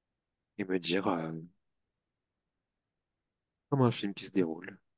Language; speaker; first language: French; native; French